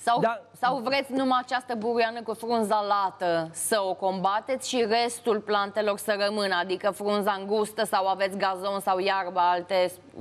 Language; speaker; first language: Romanian; native; Romanian